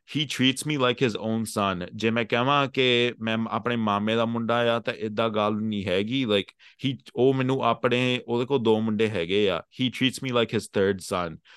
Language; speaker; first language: Punjabi; early bilingual, heritage; Punjabi